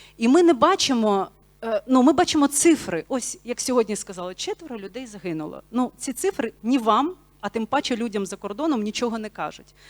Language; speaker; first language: Ukrainian; non-native, local second language; Bulgarian